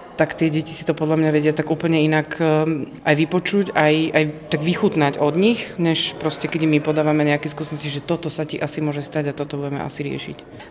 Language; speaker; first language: Slovak; native; Slovak